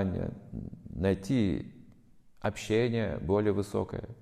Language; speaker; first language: Russian; native; Russian